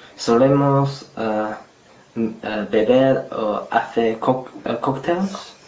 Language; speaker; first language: Spanish; non-native, fluent; English